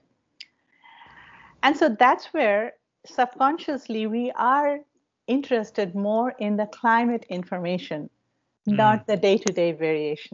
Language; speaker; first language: English; non-native, local second language; Bangla